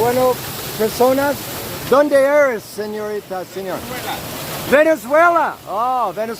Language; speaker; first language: Spanish; non-native, learner; English